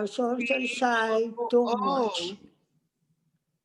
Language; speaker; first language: English; non-native, learner; Spanish